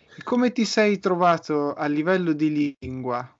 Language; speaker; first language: Italian; native; Italian